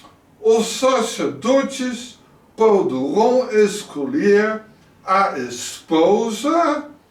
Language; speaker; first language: Portuguese; non-native, learner; Dutch